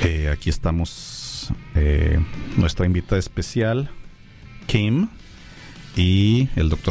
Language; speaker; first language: Spanish; native; Spanish